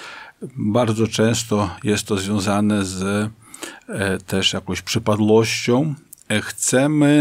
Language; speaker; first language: Polish; native; Polish